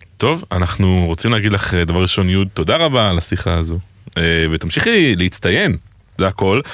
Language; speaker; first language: Hebrew; native; Hebrew